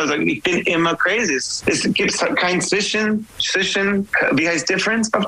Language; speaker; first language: German; non-native, learner; English